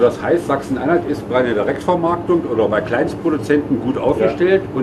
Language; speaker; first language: German; native; German